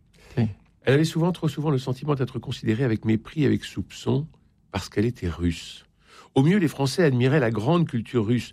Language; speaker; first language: French; native; French